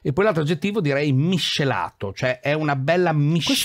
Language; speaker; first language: Italian; native; Italian